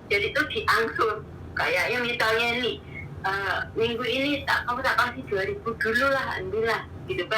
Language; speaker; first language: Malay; non-native, local second language; Javanese